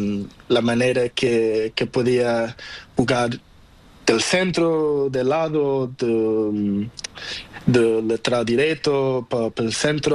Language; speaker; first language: Spanish; non-native, learner; Portuguese